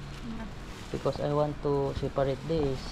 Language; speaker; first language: English; non-native, learner; Filipino